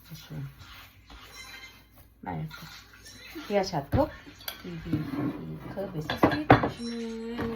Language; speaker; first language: German; non-native, learner; Thai